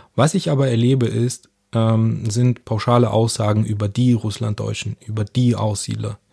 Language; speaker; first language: German; early bilingual, other home language; Russian